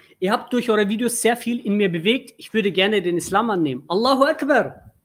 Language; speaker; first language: German; early bilingual, other home language; Turkish